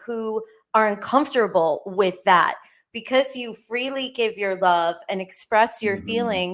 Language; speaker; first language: English; native; English